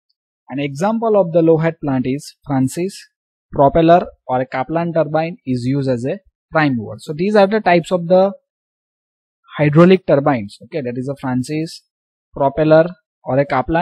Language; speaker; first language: English; non-native, local second language; Gujarati